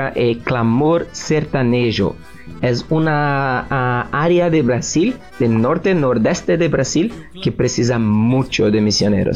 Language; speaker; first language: Spanish; non-native, learner; Portuguese